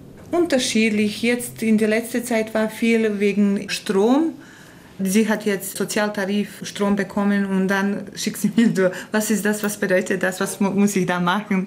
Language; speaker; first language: German; non-native, fluent; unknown